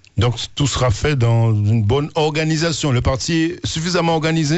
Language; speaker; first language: French; native; French